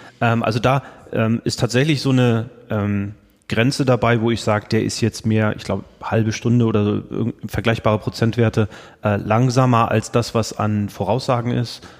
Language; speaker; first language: German; native; German